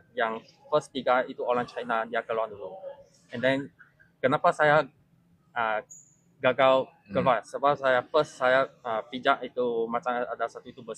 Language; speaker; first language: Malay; non-native, local second language; Chinese